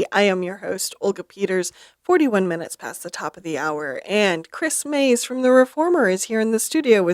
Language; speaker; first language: English; native; English